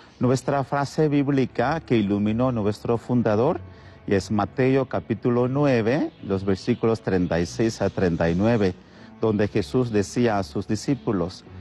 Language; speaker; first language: Spanish; non-native, fluent; Malayalam